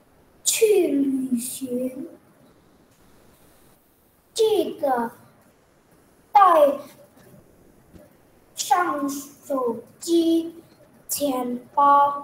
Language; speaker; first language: Chinese; non-native, learner; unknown